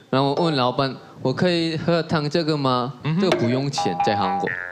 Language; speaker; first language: Chinese; non-native, learner; Korean